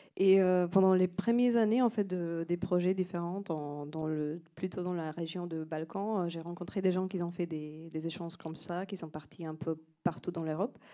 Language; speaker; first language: French; non-native, fluent; Slovenian